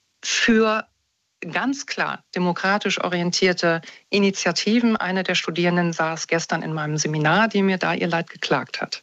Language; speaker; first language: German; native; German